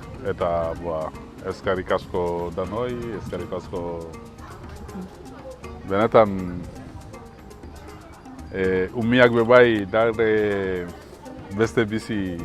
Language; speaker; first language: Basque; non-native, learner; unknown